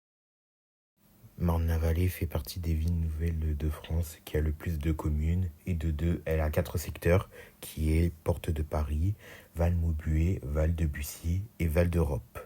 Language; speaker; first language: French; native; French